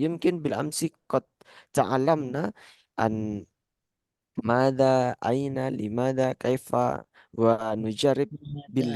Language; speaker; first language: Arabic; non-native, fluent; Indonesian